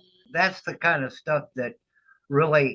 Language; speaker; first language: English; native; English